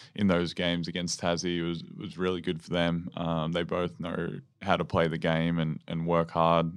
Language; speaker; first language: English; native; English